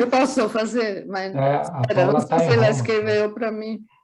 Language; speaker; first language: Portuguese; non-native, fluent; Italian